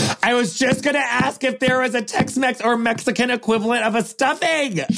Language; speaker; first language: English; native; English